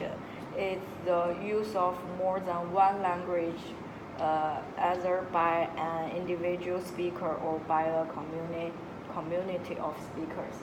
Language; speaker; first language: English; non-native, local second language; Chinese